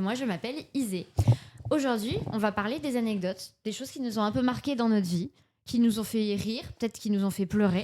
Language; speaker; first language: French; native; French